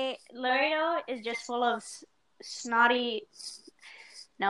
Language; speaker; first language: English; native; English